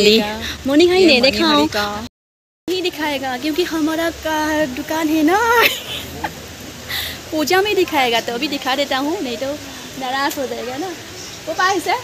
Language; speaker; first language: Hindi; non-native, local second language; Assamese